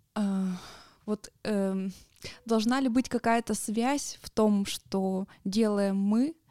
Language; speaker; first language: Russian; native; Russian